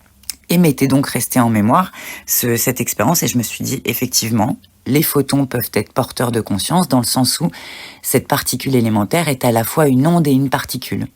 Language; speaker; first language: French; native; French